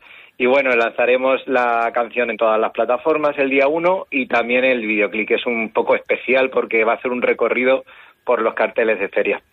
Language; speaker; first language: Spanish; native; Spanish